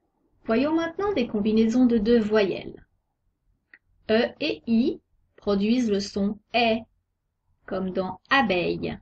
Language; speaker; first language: French; native; French